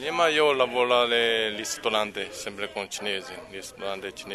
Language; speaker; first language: Italian; non-native, learner; Chinese